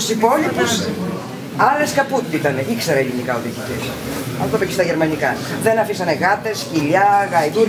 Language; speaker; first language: Greek; native; Greek